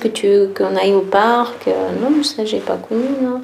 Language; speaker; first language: French; early bilingual, other home language; Arabic